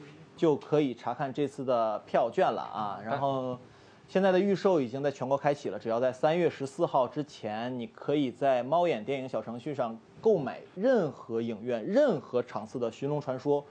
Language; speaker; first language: Chinese; native; Chinese